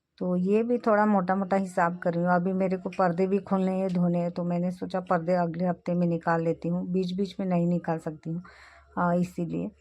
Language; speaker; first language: Hindi; non-native, local second language; Marathi